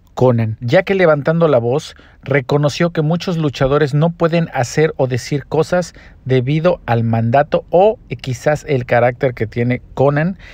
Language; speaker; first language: Spanish; native; Spanish